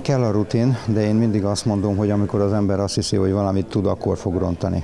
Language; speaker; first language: Hungarian; native; Hungarian